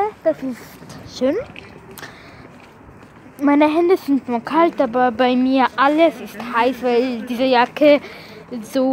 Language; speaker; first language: German; non-native, learner; Bulgarian